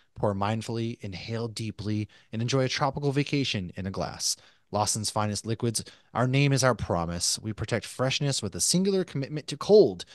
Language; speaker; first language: English; native; English